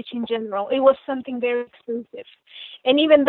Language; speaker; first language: English; non-native, fluent; Spanish